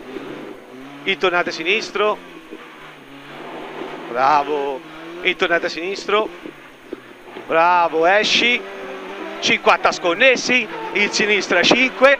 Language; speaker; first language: Italian; native; Italian